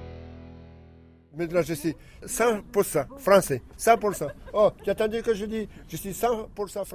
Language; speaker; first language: French; non-native, learner; Slovak